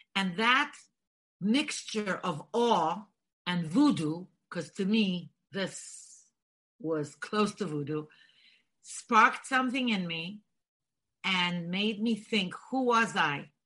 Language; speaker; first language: English; non-native, fluent; Bulgarian